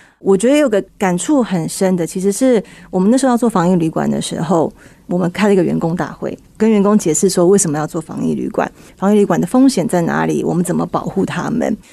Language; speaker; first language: Chinese; early bilingual, heritage; Chinese